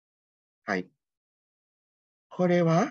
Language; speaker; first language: Japanese; non-native, fluent; Thai